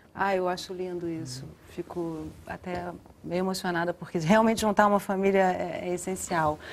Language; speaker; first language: Portuguese; native; Portuguese